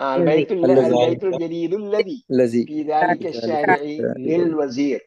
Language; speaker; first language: Arabic; non-native, fluent; Malayalam